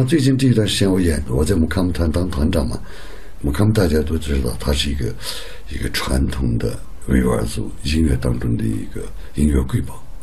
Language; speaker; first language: Chinese; non-native, local second language; Uyghur